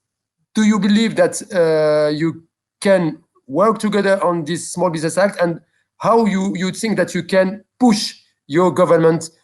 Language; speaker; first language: English; non-native, local second language; French